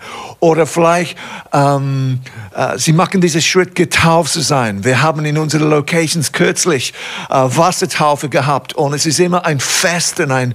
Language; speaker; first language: German; non-native, fluent; English